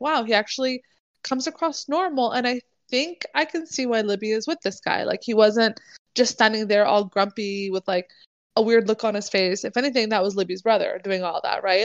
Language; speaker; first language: English; native; English